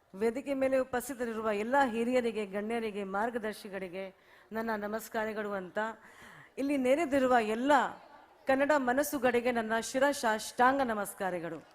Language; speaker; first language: Kannada; non-native, fluent; Hindi